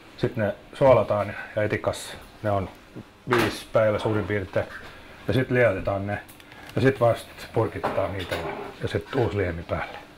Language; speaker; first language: Finnish; non-native, local second language; Swedish